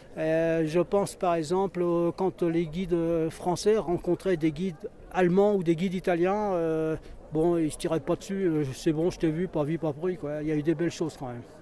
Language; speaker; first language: French; native; French